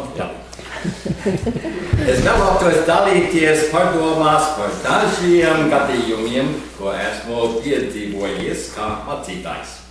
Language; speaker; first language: Latvian; early bilingual, heritage; Latvian